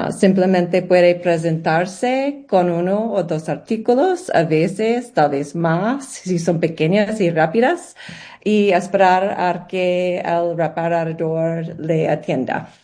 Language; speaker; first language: Spanish; non-native, learner; English